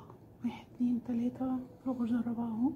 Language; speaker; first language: Arabic; native; Arabic